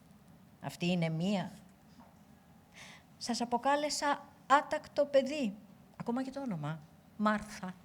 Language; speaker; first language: Greek; native; Greek